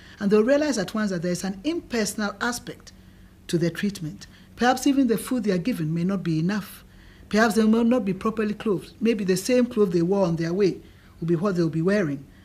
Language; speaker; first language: English; non-native, local second language; Akan